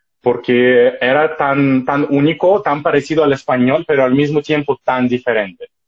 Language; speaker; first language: Spanish; non-native, fluent; Russian